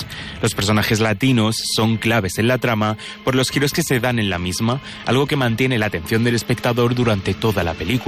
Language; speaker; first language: Spanish; native; Spanish